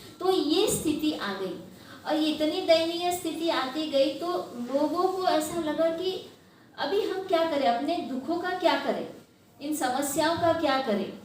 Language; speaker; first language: Hindi; non-native, local second language; Marathi